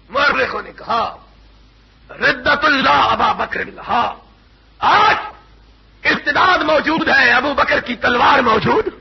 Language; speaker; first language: Urdu; non-native, local second language; Punjabi